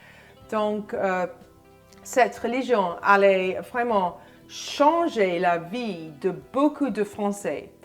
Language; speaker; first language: French; non-native, fluent; English